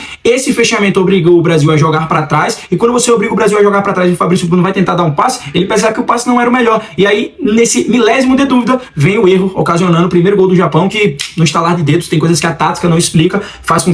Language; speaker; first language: Portuguese; native; Portuguese